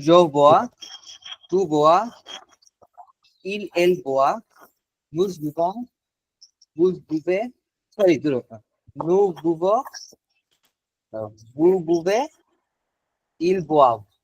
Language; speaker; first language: French; non-native, learner; Bangla